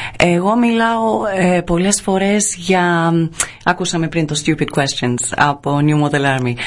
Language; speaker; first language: Greek; early bilingual, other home language; English